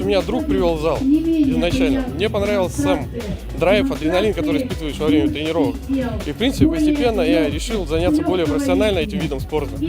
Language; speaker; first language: Russian; native; Russian